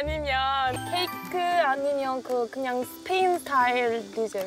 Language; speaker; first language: Korean; non-native, learner; Spanish